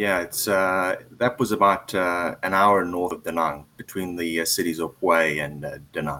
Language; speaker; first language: English; native; English